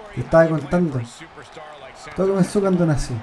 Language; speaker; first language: Spanish; native; Spanish